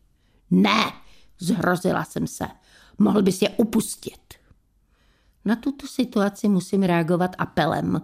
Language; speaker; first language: Czech; native; Czech